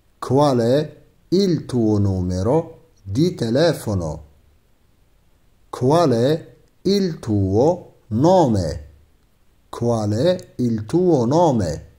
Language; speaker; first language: Italian; non-native, fluent; Arabic